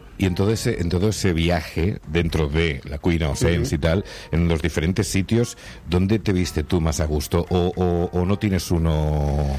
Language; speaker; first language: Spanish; non-native, local second language; Catalan